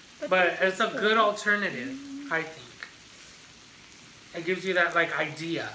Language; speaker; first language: English; early bilingual, other home language; Spanish